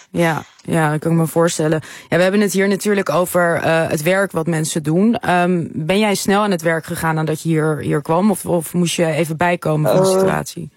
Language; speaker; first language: Dutch; native; Dutch